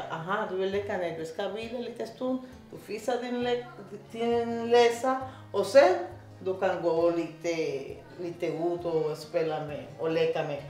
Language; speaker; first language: Swedish; non-native, learner; Spanish